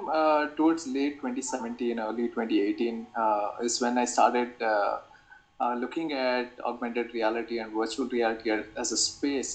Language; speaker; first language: English; non-native, local second language; Kannada